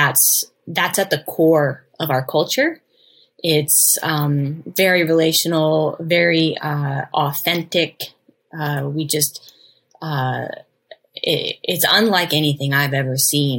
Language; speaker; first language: English; native; English